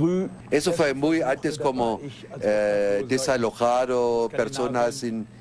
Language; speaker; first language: Spanish; non-native, fluent; German